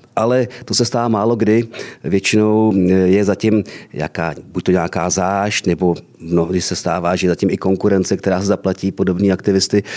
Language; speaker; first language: Czech; native; Czech